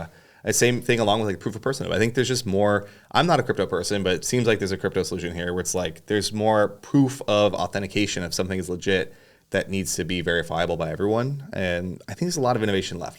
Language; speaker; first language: English; native; English